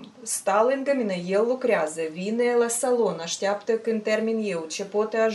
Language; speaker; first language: Romanian; non-native, learner; Ukrainian